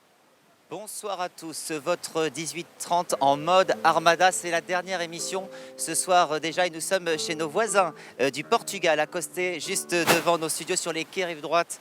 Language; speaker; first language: French; native; French